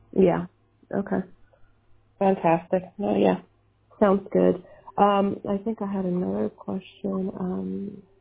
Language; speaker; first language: English; early bilingual, other home language; Spanish